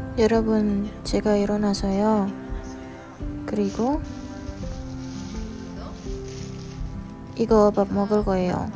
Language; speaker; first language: Korean; non-native, learner; Indonesian